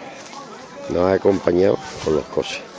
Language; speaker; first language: Spanish; native; Spanish